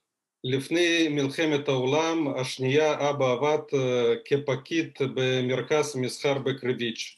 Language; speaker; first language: Hebrew; non-native, fluent; Russian